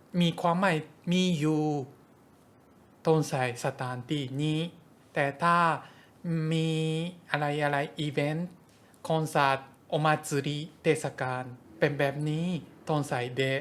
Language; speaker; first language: Thai; non-native, fluent; Japanese